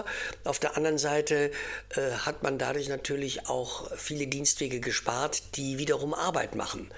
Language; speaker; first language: German; native; German